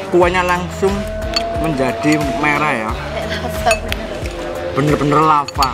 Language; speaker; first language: Indonesian; native; Indonesian